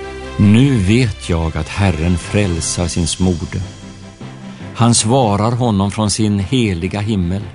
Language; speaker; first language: Swedish; native; Swedish